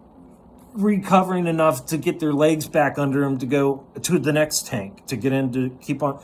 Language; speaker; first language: English; native; English